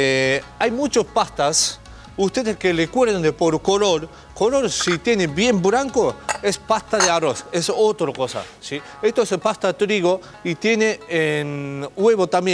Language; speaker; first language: Spanish; non-native, learner; Japanese